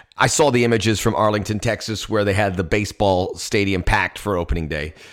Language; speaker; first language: English; early bilingual, other home language; Spanish